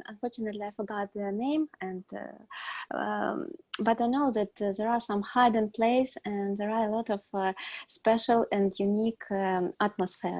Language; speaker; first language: English; non-native, learner; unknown